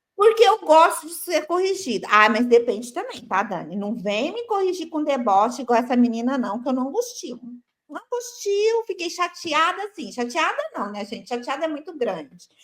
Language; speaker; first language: Portuguese; native; Portuguese